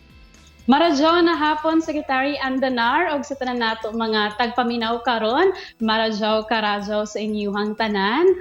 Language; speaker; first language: Cebuano; native; Cebuano